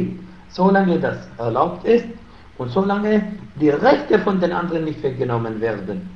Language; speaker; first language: German; non-native, fluent; Arabic